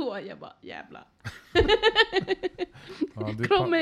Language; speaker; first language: Swedish; non-native, learner; Thai